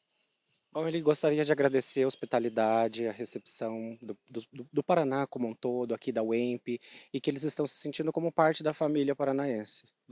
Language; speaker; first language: Portuguese; native; Portuguese